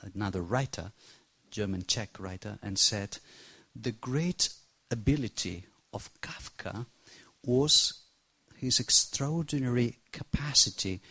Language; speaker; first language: English; non-native, fluent; Spanish